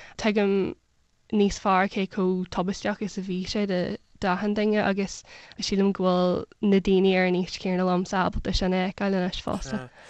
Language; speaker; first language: Irish; non-native, local second language; English